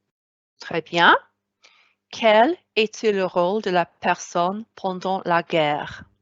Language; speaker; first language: French; non-native, fluent; Welsh